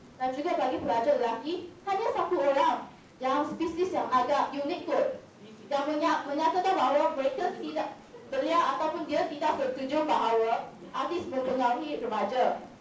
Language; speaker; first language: Malay; non-native, local second language; Chinese